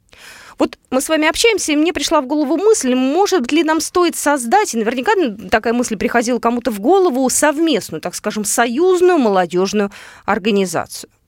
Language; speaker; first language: Russian; native; Russian